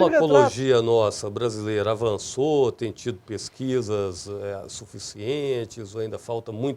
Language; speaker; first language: Portuguese; native; Portuguese